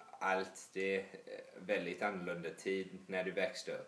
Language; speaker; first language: Swedish; early bilingual, heritage; English